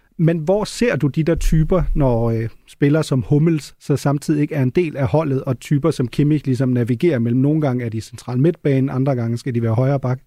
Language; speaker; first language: Danish; non-native, local second language; German